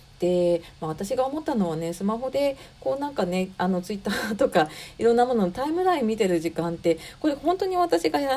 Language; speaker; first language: Japanese; native; Japanese